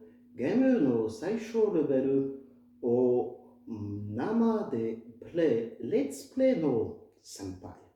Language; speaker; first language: Japanese; non-native, fluent; French